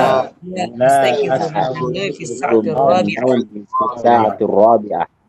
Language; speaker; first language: Arabic; non-native, learner; Indonesian